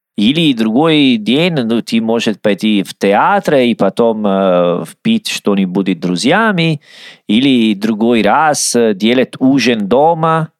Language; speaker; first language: Russian; non-native, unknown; Italian